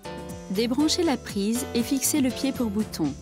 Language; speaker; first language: French; native; French